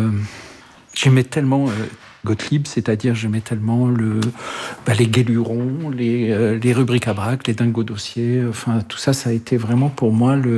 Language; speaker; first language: French; early bilingual, other home language; Arabic